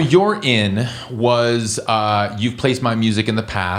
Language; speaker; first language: English; native; English